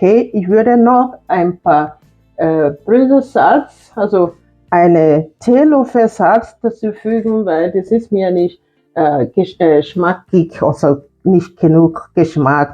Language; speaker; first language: German; non-native, fluent; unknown